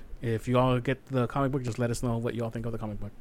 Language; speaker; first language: English; native; English